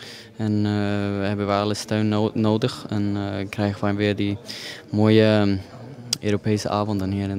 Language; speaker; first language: Dutch; non-native, fluent; Swedish